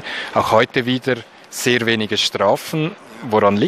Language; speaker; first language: German; non-native, fluent; English